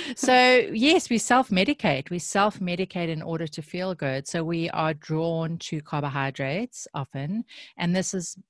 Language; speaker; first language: English; native; English